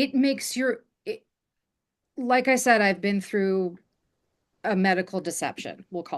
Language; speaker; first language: English; native; English